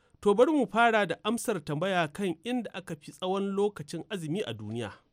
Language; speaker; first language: Hausa; native; Hausa